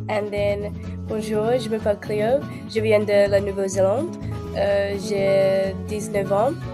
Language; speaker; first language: French; non-native, learner; English